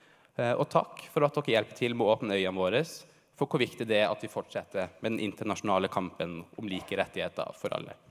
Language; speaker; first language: Norwegian; native; Norwegian